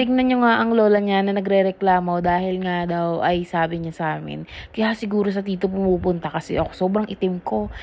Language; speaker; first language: Filipino; native; Filipino